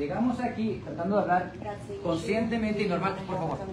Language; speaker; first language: Spanish; native; Spanish